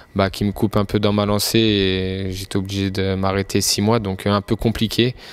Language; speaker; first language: French; native; French